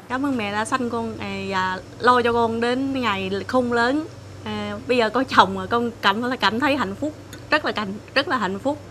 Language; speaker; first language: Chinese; non-native, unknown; Vietnamese